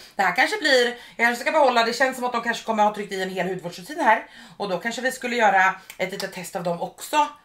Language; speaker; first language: Swedish; native; Swedish